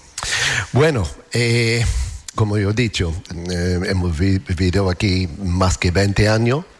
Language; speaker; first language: Spanish; non-native, learner; English